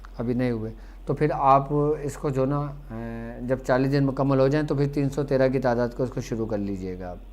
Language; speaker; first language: Urdu; native; Urdu